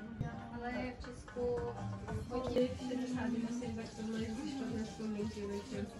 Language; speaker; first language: Czech; non-native, learner; Kara-Kalpak